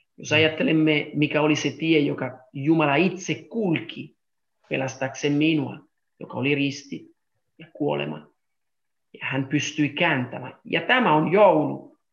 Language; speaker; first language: Finnish; non-native, fluent; Italian